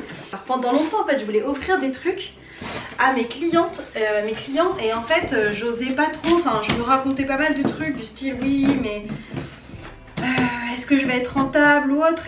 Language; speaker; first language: French; native; French